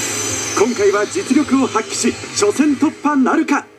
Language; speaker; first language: Japanese; native; Japanese